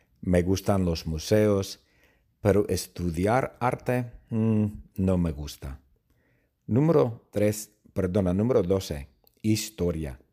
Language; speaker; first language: Spanish; non-native, fluent; English